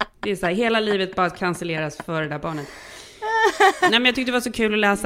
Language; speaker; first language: Swedish; native; Swedish